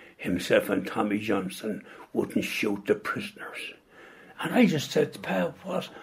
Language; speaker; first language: English; native; English